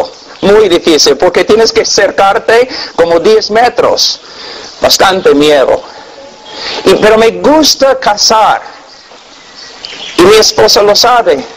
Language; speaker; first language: Spanish; non-native, fluent; English